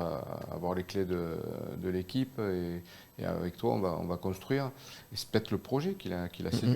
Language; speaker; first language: French; native; French